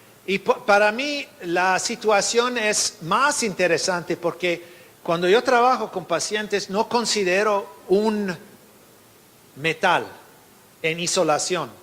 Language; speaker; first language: Spanish; non-native, fluent; English